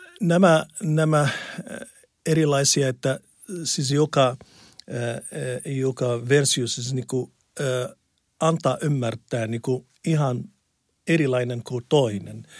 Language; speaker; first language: Finnish; non-native, learner; Arabic